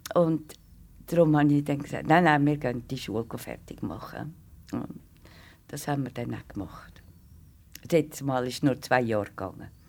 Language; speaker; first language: German; native; German